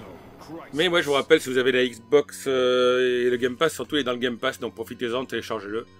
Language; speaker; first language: French; native; French